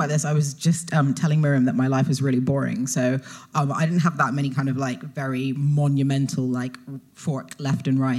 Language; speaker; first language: English; native; English